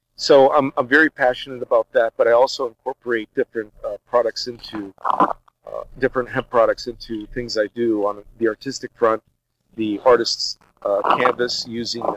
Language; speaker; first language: English; early bilingual, other home language; Portuguese